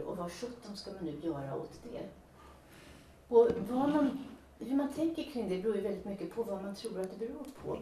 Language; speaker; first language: Swedish; native; Swedish